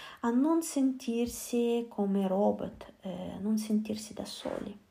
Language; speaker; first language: Italian; non-native, learner; Russian